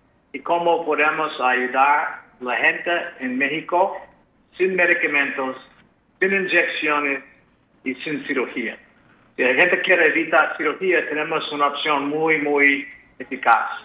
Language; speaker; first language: Spanish; non-native, fluent; English